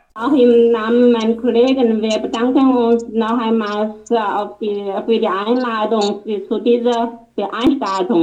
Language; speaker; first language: German; non-native, learner; Chinese